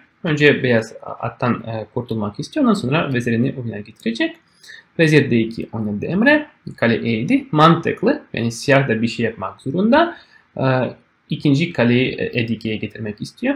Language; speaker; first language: Turkish; non-native, fluent; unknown